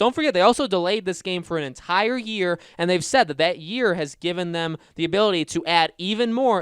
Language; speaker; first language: English; native; English